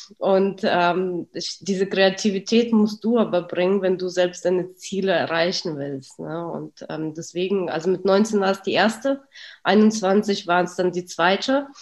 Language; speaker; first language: German; early bilingual, other home language; Russian